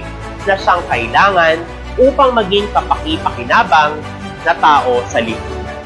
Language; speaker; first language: Filipino; native; Filipino